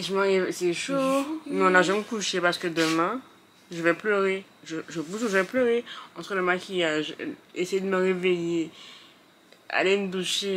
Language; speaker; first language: French; native; French